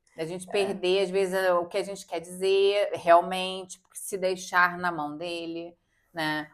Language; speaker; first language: Portuguese; native; Portuguese